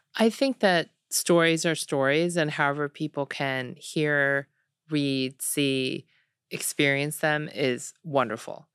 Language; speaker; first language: English; early bilingual, other home language; Korean